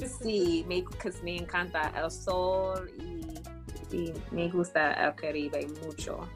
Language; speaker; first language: Spanish; early bilingual, heritage; English